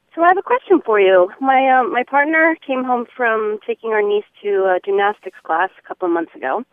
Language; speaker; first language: English; native; English